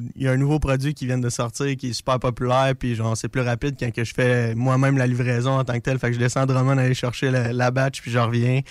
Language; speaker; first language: French; native; French